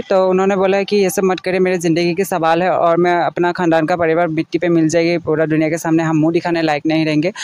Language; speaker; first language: Hindi; non-native, local second language; Assamese